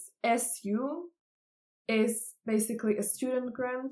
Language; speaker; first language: English; non-native, fluent; Czech